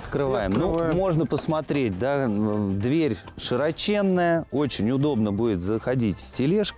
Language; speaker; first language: Russian; native; Russian